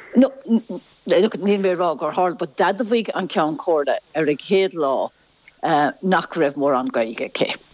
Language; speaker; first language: Irish; non-native, local second language; English